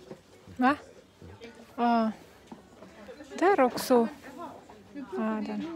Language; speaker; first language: Swedish; non-native, learner; Cebuano